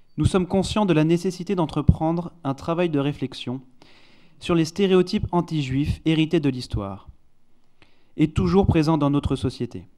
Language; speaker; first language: French; non-native, fluent; Hebrew